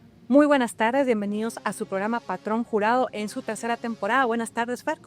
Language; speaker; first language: Spanish; native; Spanish